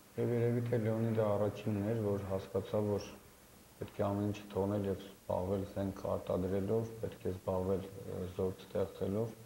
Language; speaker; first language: Armenian; native; Armenian